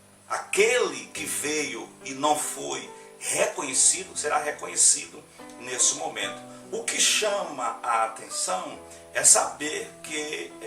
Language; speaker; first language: Portuguese; native; Portuguese